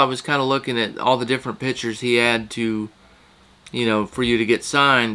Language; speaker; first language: English; native; English